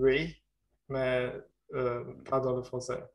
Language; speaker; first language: French; non-native, learner; German